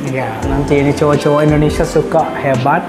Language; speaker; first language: Indonesian; non-native, learner; Arabic